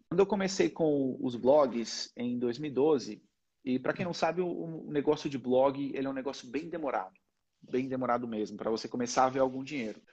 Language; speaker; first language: Portuguese; native; Portuguese